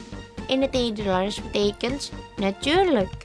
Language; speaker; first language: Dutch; non-native, fluent; Indonesian